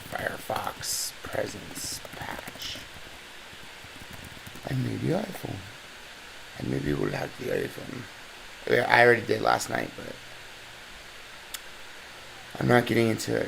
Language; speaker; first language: English; native; English